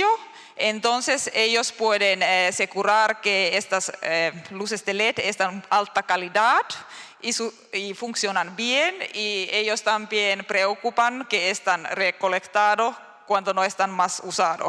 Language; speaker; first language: Spanish; non-native, learner; Finnish